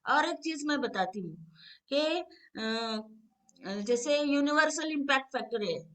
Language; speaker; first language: Hindi; non-native, local second language; Marathi